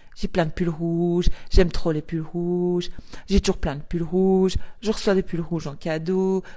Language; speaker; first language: French; native; French